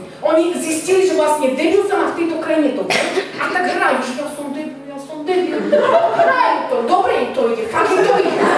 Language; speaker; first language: Slovak; native; Slovak